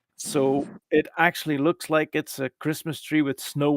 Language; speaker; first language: English; native; English